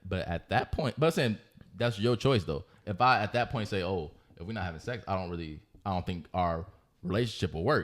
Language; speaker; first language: English; native; English